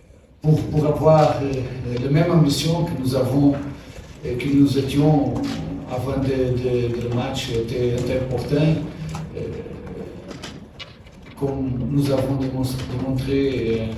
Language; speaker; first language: French; non-native, learner; Portuguese